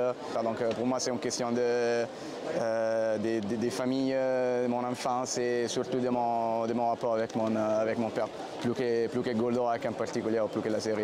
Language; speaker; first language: French; non-native, fluent; Italian